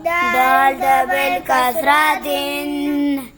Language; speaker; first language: Arabic; non-native, learner; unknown